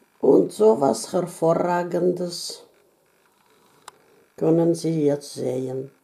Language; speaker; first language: German; non-native, fluent; Russian